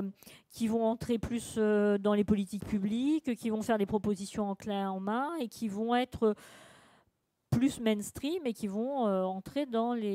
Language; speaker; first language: French; native; French